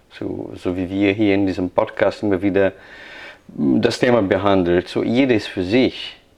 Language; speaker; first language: German; non-native, fluent; Portuguese